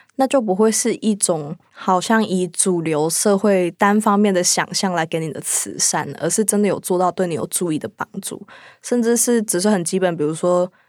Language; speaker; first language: Chinese; native; Chinese